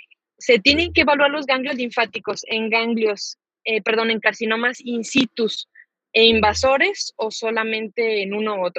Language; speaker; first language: Spanish; native; Spanish